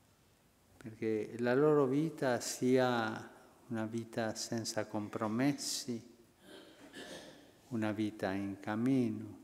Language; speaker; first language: Italian; non-native, fluent; Spanish